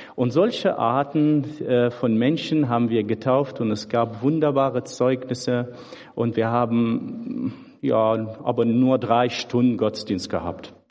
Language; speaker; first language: German; early bilingual, other home language; Turoyo